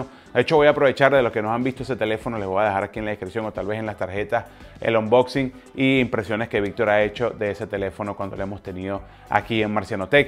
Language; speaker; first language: Spanish; native; Spanish